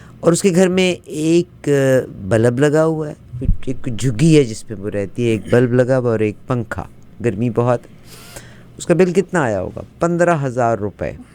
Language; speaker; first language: Urdu; native; Urdu